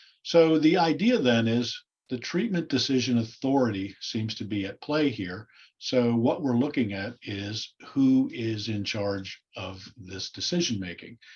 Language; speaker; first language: English; native; English